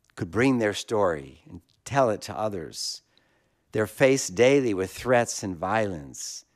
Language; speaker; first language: English; native; English